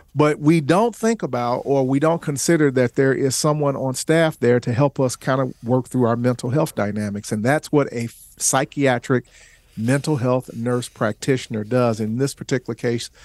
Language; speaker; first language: English; native; English